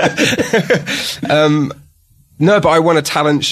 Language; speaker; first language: English; native; English